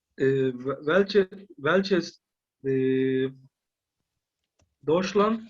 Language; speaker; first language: German; non-native, learner; Turkish